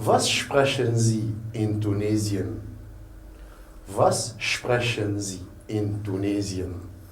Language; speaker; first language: German; non-native, fluent; Arabic